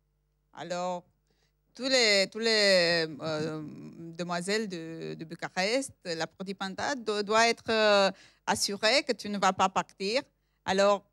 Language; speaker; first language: French; non-native, fluent; Romanian